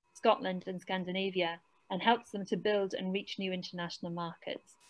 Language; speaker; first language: English; native; English